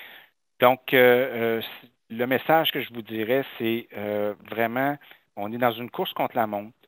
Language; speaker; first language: French; native; French